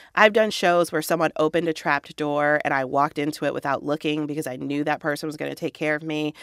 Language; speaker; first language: English; native; English